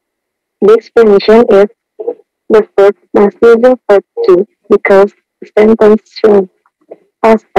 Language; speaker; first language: English; non-native, learner; Indonesian